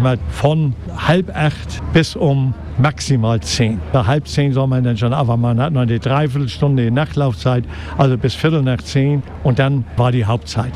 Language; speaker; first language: German; native; German